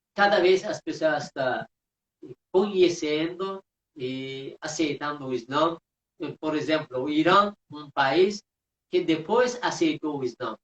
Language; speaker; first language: Portuguese; non-native, fluent; Persian